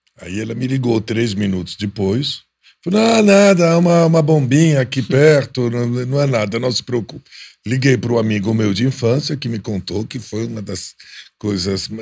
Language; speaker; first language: Portuguese; non-native, fluent; Arabic